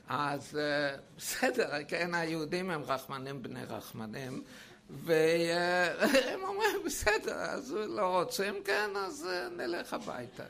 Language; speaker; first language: Hebrew; non-native, fluent; German